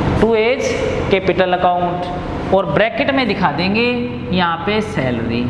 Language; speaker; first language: Hindi; native; Hindi